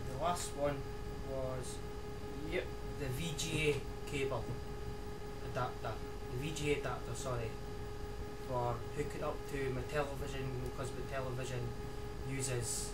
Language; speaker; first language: English; native; English